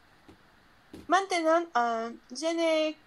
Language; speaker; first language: French; non-native, learner; Spanish